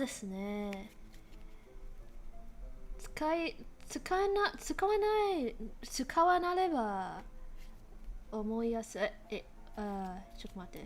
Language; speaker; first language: Japanese; non-native, learner; English